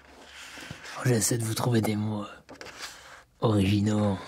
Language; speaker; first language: French; native; French